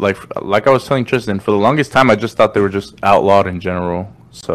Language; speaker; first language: English; non-native, fluent; Spanish